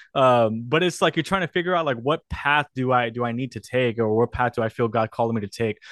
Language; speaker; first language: English; native; English